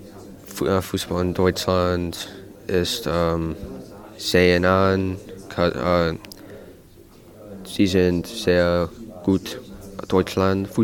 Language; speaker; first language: German; non-native, learner; English